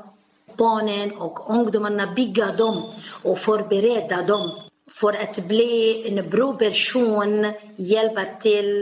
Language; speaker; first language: Swedish; non-native, learner; Arabic